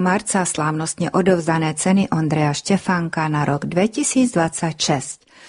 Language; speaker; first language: Slovak; early bilingual, heritage; Slovak